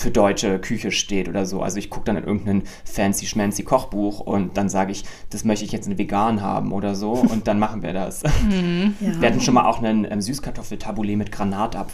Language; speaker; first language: German; native; German